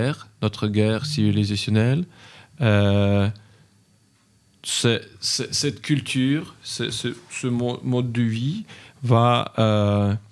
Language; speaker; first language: French; non-native, fluent; Ukrainian